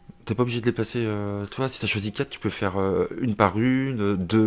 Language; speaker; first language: French; native; French